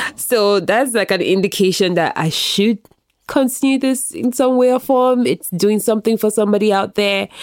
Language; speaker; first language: English; non-native, local second language; Yoruba